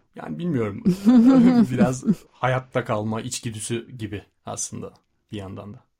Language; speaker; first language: Turkish; native; Turkish